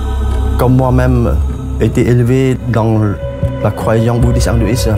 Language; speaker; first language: French; non-native, fluent; Khmer